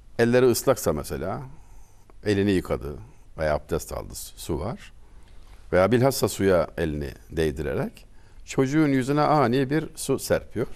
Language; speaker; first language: Turkish; native; Turkish